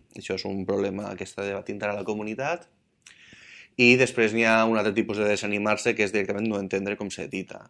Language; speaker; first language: Catalan; native; Catalan